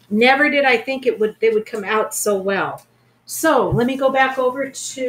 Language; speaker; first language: English; native; English